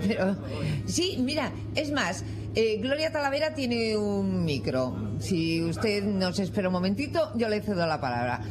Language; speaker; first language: Spanish; native; Spanish